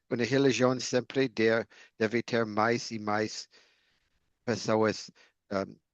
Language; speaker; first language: Portuguese; non-native, learner; English